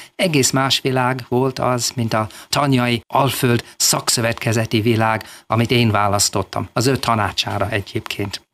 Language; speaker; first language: Hungarian; non-native, fluent; English